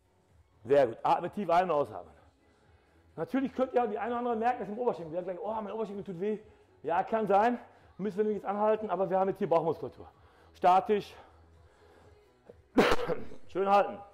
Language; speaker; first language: German; native; German